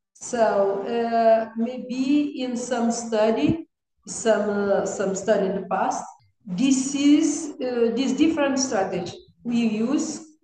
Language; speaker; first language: English; non-native, learner; Kabuverdianu